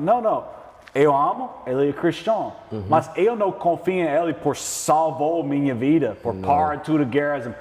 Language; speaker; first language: Portuguese; non-native, learner; English